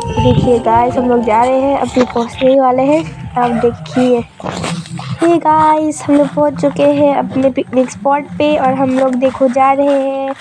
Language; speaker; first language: Hindi; non-native, local second language; Manipuri